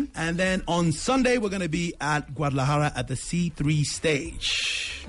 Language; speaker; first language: English; early bilingual, other home language; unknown